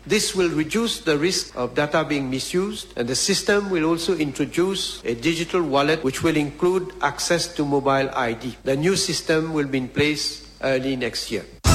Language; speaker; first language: English; non-native, local second language; Morisyen